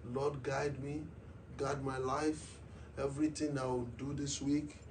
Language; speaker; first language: English; non-native, local second language; Yoruba